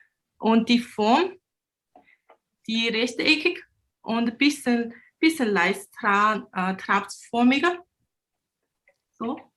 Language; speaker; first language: German; non-native, learner; Mongolian